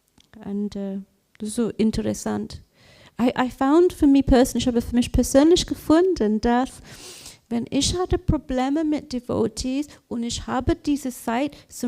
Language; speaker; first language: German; non-native, learner; English